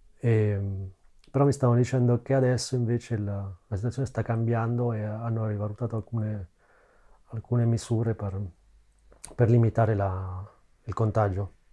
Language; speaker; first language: Italian; native; Italian